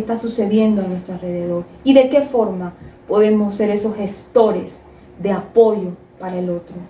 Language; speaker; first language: Spanish; native; Spanish